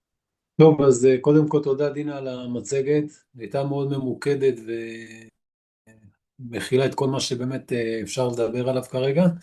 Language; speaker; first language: Hebrew; native; Hebrew